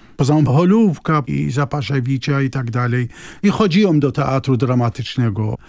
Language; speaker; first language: Polish; non-native, fluent; Arabic